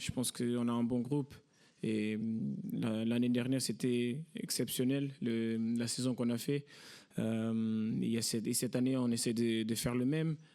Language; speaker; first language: French; non-native, fluent; Portuguese